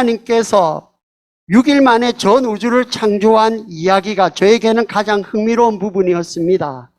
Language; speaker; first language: Korean; early bilingual, heritage; Korean